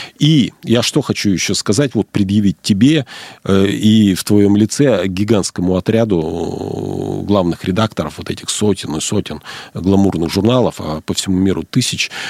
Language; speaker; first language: Russian; native; Russian